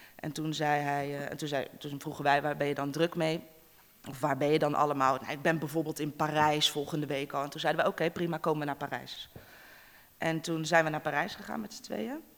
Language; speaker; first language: Dutch; native; Dutch